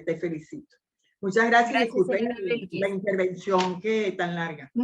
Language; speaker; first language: Spanish; native; Spanish